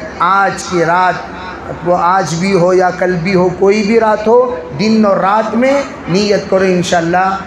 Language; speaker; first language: Urdu; native; Urdu